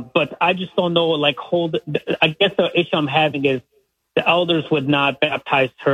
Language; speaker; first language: English; native; English